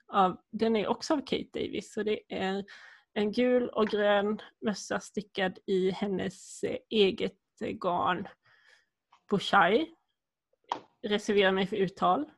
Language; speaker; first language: Swedish; native; Swedish